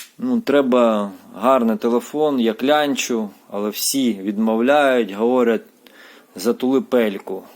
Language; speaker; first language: Ukrainian; non-native, local second language; Russian